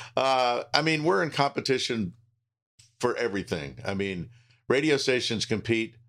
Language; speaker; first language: English; native; English